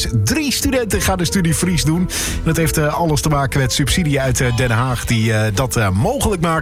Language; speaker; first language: Dutch; native; Dutch